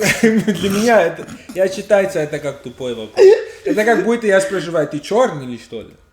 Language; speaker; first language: Russian; non-native, learner; English